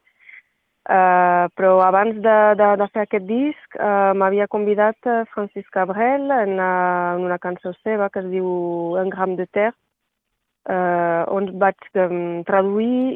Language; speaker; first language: Catalan; non-native, local second language; French